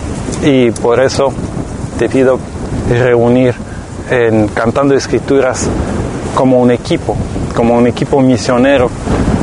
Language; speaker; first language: Spanish; non-native, fluent; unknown